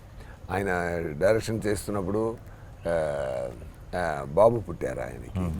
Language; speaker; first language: Telugu; non-native, fluent; Tamil